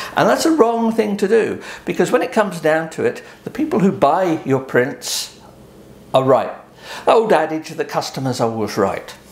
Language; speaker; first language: English; native; English